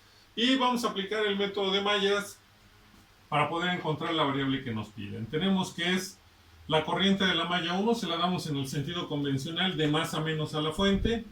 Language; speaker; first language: Spanish; native; Spanish